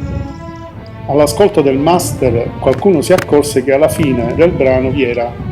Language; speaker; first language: Italian; native; Italian